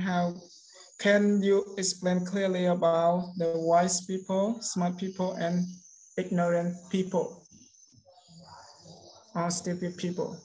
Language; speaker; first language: English; non-native, learner; Khmer